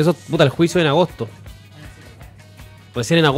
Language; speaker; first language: Spanish; native; Spanish